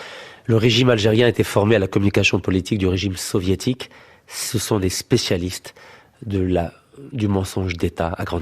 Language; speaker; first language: French; native; French